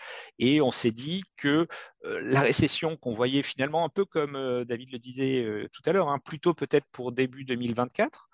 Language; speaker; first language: French; native; French